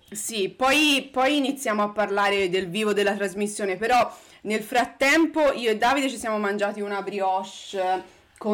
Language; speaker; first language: Italian; native; Italian